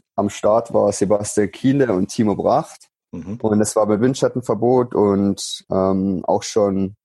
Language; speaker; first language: German; native; German